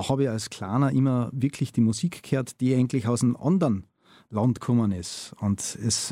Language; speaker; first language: German; native; German